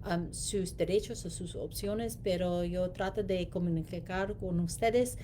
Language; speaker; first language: Spanish; non-native, learner; English